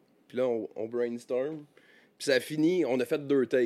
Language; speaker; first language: French; native; French